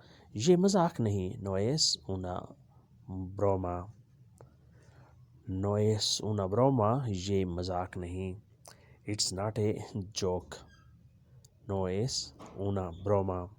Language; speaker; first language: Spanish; non-native, learner; Urdu